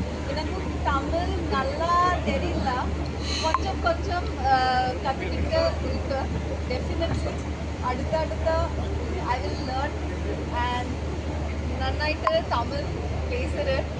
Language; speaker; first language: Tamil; non-native, learner; Malayalam